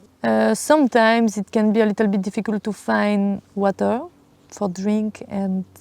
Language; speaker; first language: English; non-native, learner; French